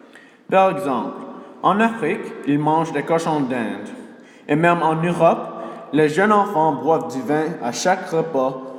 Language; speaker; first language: French; early bilingual, other home language; English